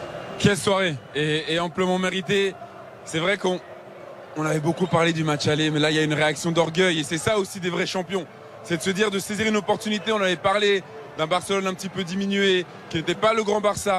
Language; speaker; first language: French; native; French